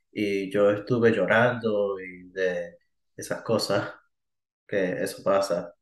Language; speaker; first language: Spanish; early bilingual, heritage; Spanish